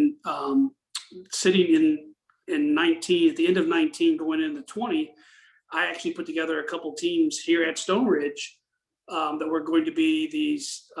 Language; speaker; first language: English; native; English